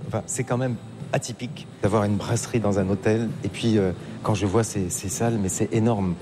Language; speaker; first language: French; native; French